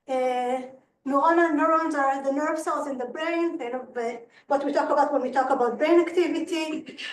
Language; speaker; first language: English; non-native, fluent; Hebrew